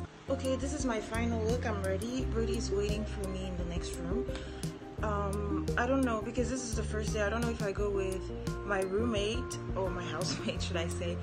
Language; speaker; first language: English; non-native, fluent; French